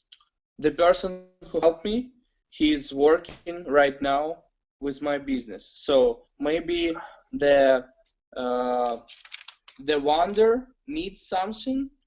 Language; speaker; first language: English; non-native, learner; Ukrainian